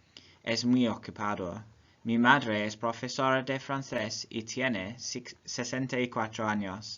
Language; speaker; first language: Spanish; non-native, learner; English